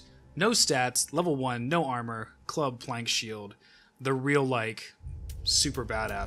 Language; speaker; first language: English; native; English